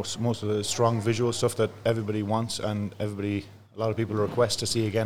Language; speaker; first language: English; native; English